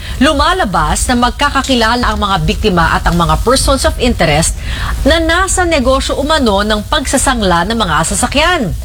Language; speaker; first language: Filipino; native; Filipino